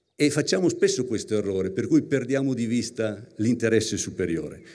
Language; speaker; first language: Italian; native; Italian